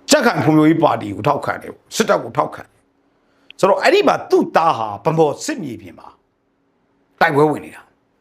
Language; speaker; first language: Burmese; native; Burmese